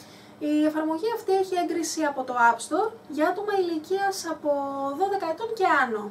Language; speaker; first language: Greek; native; Greek